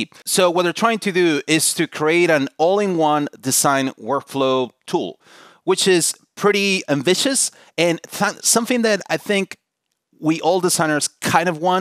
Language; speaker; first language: English; non-native, fluent; Spanish